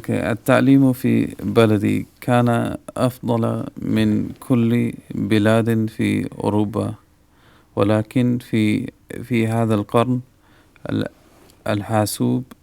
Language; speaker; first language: Arabic; non-native, learner; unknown